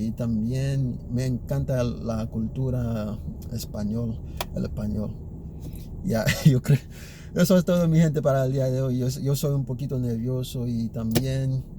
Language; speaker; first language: Spanish; early bilingual, other home language; Haitian Creole